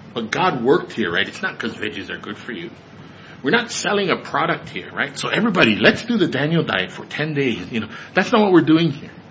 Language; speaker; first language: English; native; English